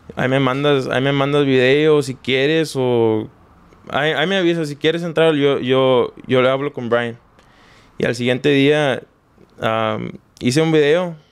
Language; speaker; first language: Spanish; native; Spanish